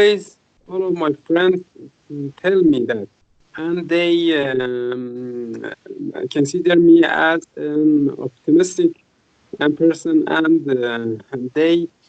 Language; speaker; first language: English; non-native, fluent; Persian